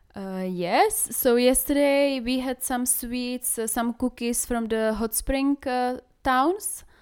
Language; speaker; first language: English; non-native, fluent; Czech